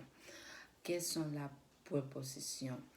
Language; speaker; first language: French; non-native, learner; Spanish